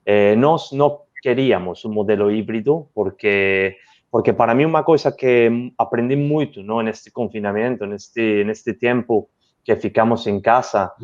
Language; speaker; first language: Portuguese; non-native, learner; Spanish